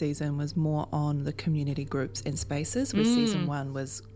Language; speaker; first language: English; native; English